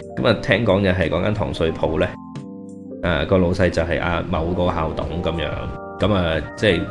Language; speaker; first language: Cantonese; native; Cantonese